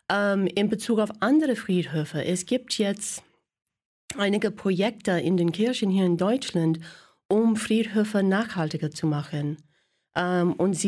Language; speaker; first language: German; non-native, fluent; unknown